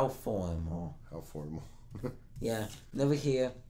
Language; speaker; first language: English; native; English